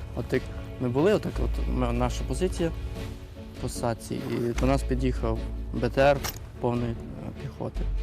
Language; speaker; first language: Ukrainian; native; Ukrainian